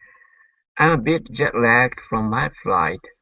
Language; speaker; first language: English; non-native, learner; Japanese